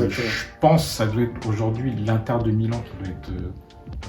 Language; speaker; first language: French; native; French